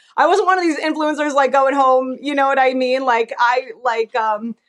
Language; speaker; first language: English; native; English